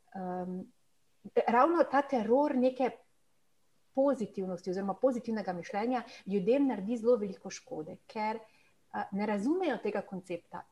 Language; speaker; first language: Slovenian; native; Slovenian